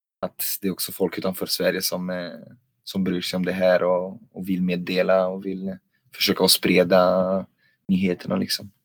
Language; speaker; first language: Swedish; non-native, fluent; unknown